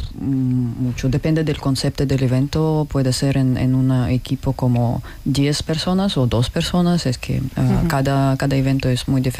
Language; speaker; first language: Spanish; non-native, learner; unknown